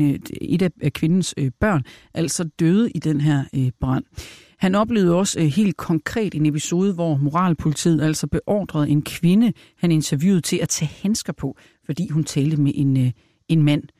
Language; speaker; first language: Danish; native; Danish